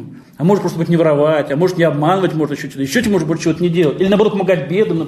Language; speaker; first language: Russian; native; Russian